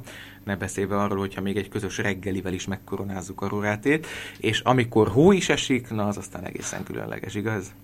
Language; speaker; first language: Hungarian; native; Hungarian